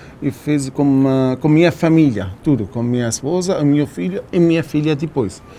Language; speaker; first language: Portuguese; non-native, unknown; Arabic